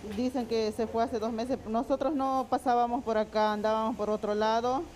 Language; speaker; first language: Spanish; native; Spanish